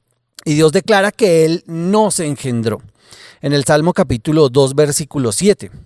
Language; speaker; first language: Spanish; native; Spanish